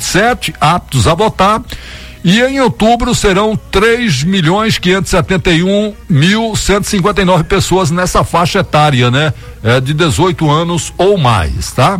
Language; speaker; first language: Portuguese; native; Portuguese